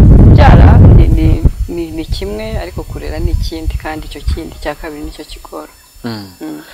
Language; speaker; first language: Kinyarwanda; native; Kinyarwanda